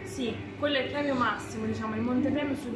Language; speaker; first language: Italian; native; Italian